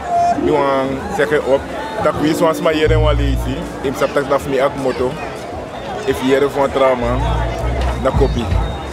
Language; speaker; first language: Dutch; non-native, local second language; Sranan Tongo